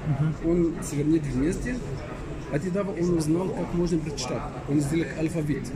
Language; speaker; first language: Russian; non-native, learner; Arabic